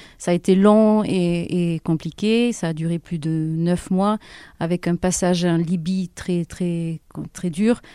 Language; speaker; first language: French; native; French